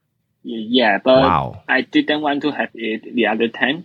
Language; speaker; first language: English; non-native, learner; Chinese